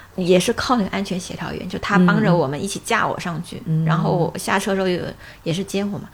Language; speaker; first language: Chinese; native; Chinese